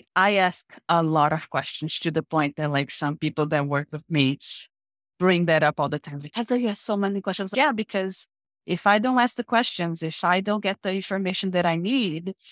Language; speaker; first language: English; non-native, fluent; Portuguese